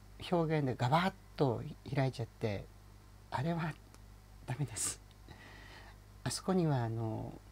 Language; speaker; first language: Japanese; native; Japanese